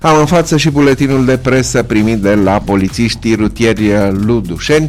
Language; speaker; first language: Romanian; native; Romanian